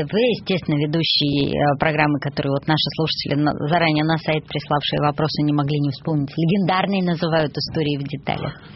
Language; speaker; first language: Russian; native; Russian